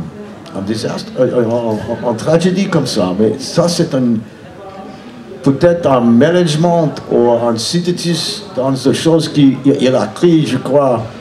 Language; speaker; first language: French; non-native, learner; English